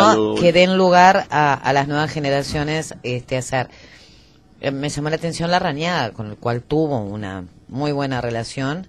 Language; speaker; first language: Spanish; native; Spanish